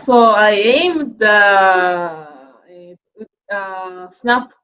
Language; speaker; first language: English; non-native, learner; Japanese